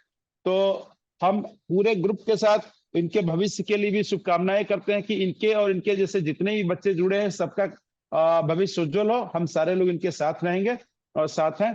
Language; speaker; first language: Hindi; native; Hindi